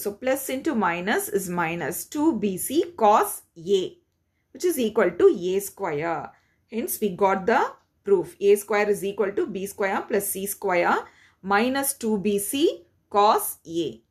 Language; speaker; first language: English; non-native, local second language; Tamil